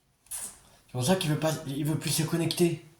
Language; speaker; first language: French; native; French